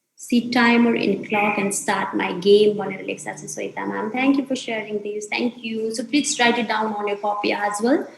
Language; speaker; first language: English; non-native, local second language; Nepali